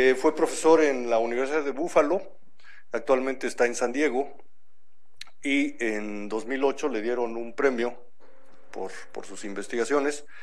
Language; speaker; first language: Spanish; native; Spanish